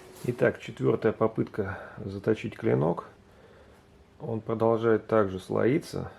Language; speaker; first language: Russian; native; Russian